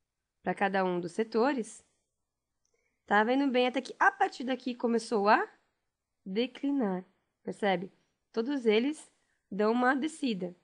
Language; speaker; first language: Portuguese; native; Portuguese